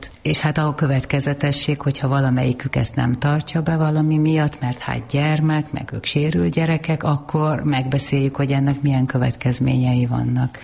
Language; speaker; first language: Hungarian; native; Hungarian